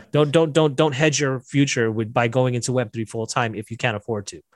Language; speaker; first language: English; native; English